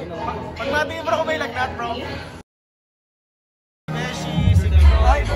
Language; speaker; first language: Filipino; native; Filipino